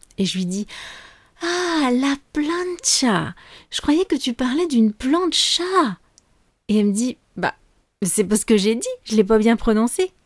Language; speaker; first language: French; native; French